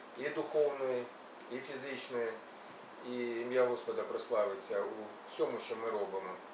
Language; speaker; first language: Ukrainian; non-native, local second language; Russian